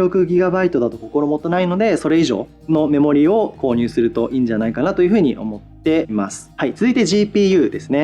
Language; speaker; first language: Japanese; native; Japanese